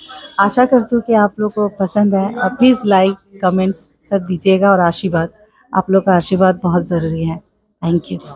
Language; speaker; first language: Hindi; non-native, local second language; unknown